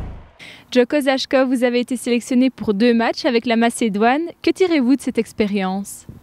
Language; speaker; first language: French; native; French